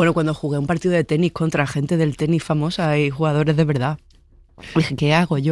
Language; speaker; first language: Spanish; native; Spanish